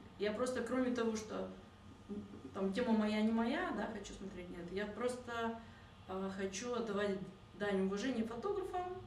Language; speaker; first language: Russian; native; Russian